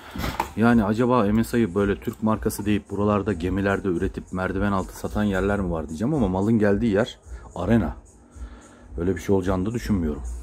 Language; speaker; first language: Turkish; native; Turkish